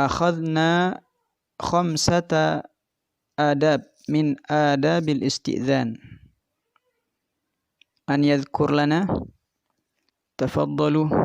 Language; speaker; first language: Arabic; non-native, fluent; Indonesian